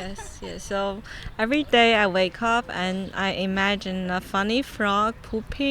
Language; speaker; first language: English; non-native, fluent; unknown